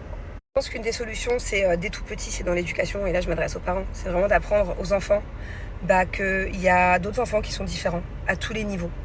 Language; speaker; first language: French; native; French